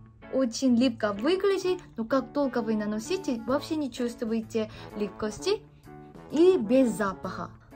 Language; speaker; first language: Russian; non-native, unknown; Korean